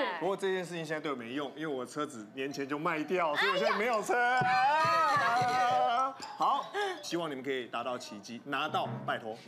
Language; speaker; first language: Chinese; native; Chinese